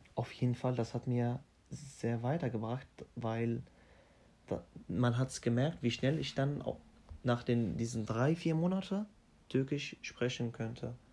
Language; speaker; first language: German; non-native, fluent; Arabic